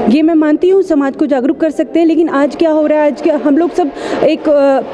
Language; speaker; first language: Hindi; native; Hindi